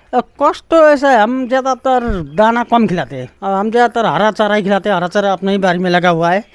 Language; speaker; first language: Hindi; non-native, local second language; Nepali